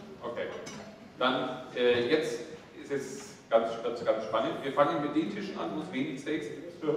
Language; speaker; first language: German; native; German